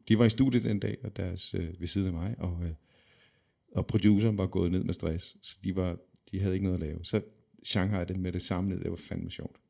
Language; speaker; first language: Danish; native; Danish